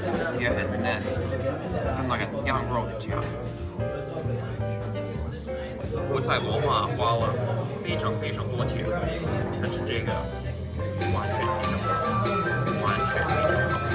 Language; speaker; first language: Chinese; non-native, learner; English